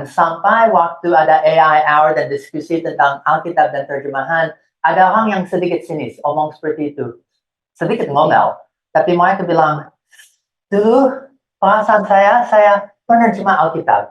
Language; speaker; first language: Indonesian; non-native, fluent; English